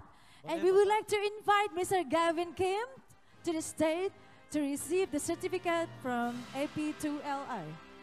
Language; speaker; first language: English; non-native, fluent; Indonesian